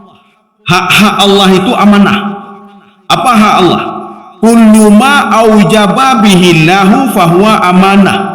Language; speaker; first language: Indonesian; native; Indonesian